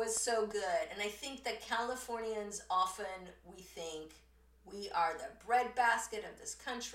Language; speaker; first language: English; early bilingual, other home language; Spanish